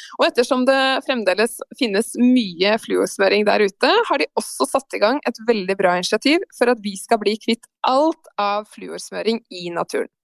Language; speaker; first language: Norwegian; native; Norwegian